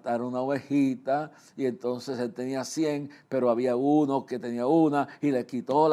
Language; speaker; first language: Spanish; native; Spanish